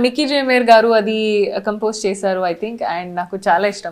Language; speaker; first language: Telugu; non-native, fluent; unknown